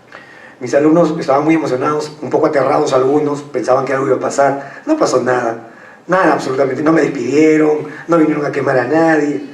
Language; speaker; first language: Spanish; native; Spanish